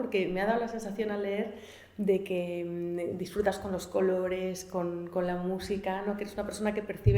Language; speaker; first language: Spanish; native; Spanish